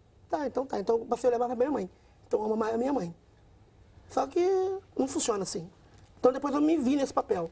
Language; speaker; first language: Portuguese; native; Portuguese